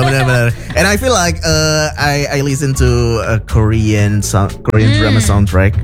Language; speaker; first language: English; non-native, fluent; Indonesian